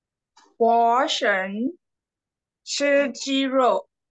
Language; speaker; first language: Chinese; non-native, learner; Burmese